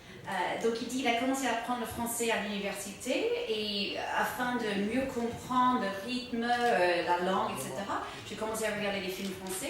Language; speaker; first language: French; native; French